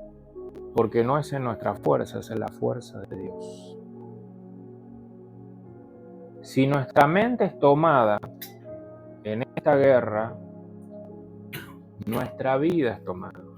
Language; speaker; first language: Spanish; native; Spanish